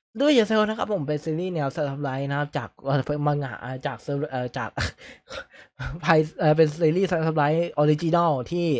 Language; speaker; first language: Thai; native; Thai